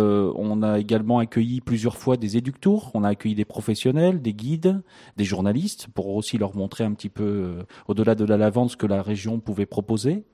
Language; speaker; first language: French; native; French